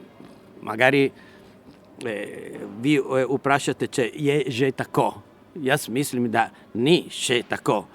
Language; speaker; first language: Slovenian; non-native, learner; Italian